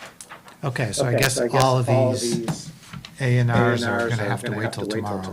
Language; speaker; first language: English; native; English